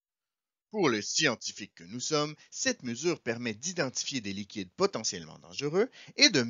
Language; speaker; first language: French; native; French